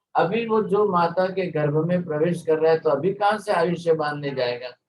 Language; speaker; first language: Hindi; non-native, local second language; Gujarati